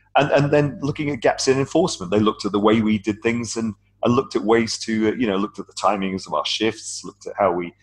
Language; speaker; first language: English; native; English